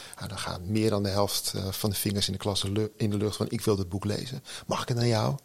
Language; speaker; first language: Dutch; native; Dutch